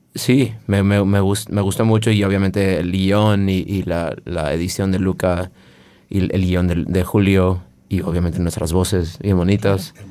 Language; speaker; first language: Spanish; early bilingual, heritage; Spanish